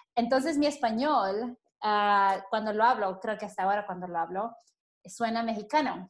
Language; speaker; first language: Spanish; early bilingual, other home language; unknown